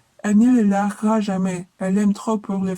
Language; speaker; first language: French; non-native, fluent; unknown